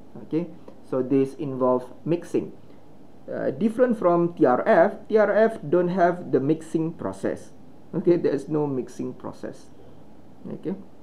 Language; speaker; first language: English; non-native, local second language; Malay